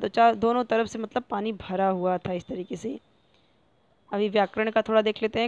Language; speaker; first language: Hindi; non-native, local second language; Marathi